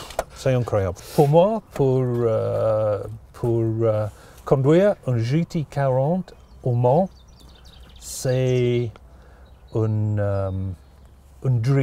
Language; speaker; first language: French; non-native, learner; English